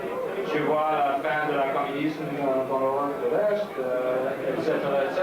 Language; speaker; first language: French; non-native, learner; English